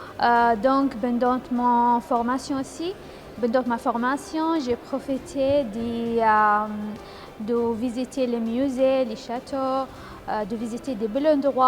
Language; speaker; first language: French; non-native, fluent; Arabic